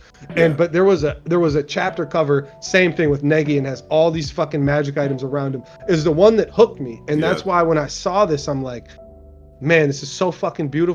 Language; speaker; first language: English; native; English